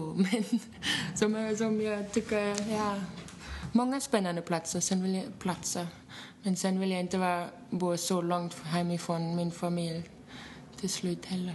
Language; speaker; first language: Swedish; non-native, fluent; German